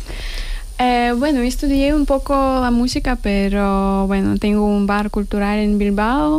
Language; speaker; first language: Spanish; native; Spanish